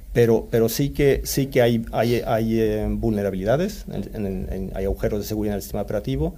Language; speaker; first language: Spanish; early bilingual, other home language; Swedish